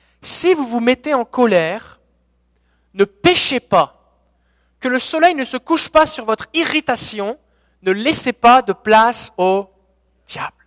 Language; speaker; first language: French; native; French